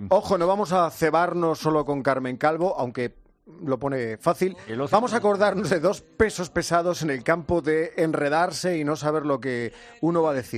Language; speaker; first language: Spanish; native; Spanish